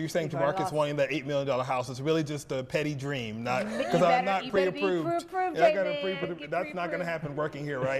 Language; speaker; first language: English; native; English